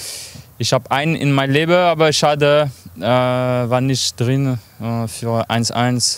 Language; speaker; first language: German; non-native, learner; French